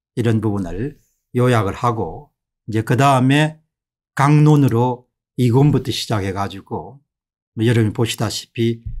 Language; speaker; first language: Korean; native; Korean